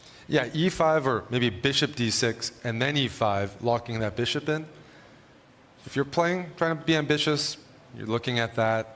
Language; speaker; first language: English; native; English